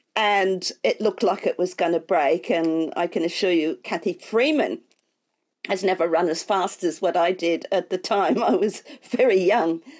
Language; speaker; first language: English; native; English